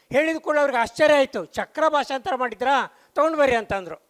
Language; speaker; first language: Kannada; non-native, local second language; Konkani